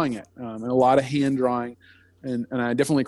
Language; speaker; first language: English; native; English